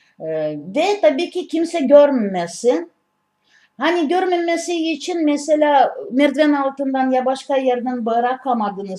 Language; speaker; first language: Turkish; non-native, learner; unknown